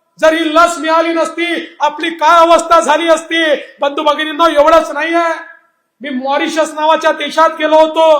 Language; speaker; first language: Marathi; native; Marathi